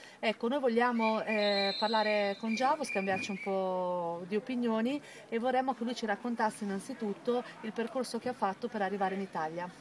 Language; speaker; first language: Italian; native; Italian